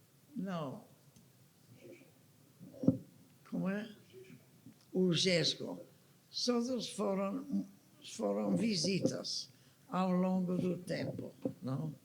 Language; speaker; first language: Portuguese; non-native, fluent; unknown